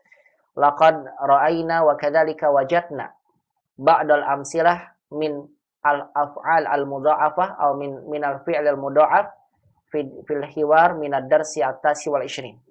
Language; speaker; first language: Arabic; non-native, fluent; Indonesian